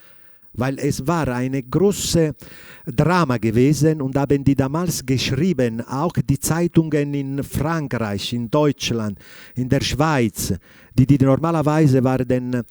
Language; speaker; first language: German; non-native, fluent; Italian